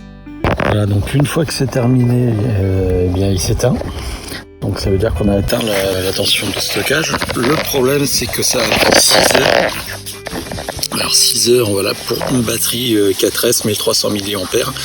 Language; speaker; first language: French; native; French